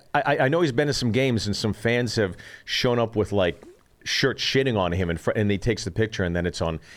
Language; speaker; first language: English; early bilingual, other home language; Korean